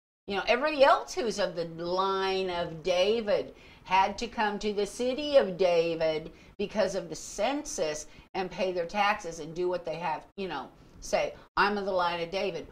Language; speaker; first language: English; native; English